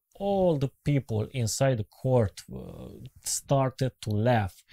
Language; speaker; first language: English; non-native, learner; Romanian